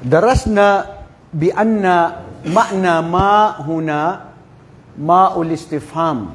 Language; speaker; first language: Arabic; non-native, fluent; Filipino